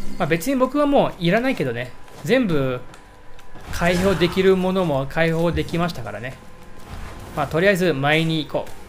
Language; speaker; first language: Japanese; non-native, fluent; English